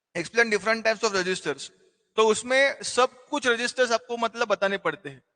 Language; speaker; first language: Hindi; non-native, local second language; Marathi